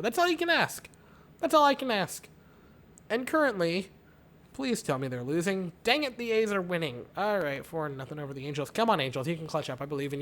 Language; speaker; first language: English; native; English